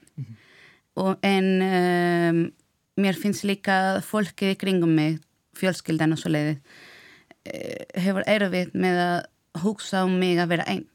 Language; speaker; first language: Icelandic; non-native, learner; Spanish